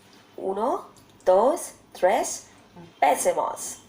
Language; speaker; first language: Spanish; non-native, learner; Bangla